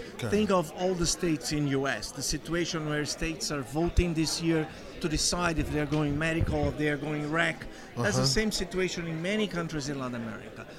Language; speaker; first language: English; non-native, fluent; Portuguese